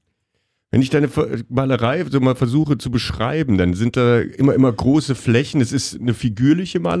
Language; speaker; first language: German; native; German